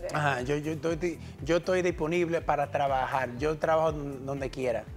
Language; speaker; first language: Spanish; early bilingual, heritage; Spanish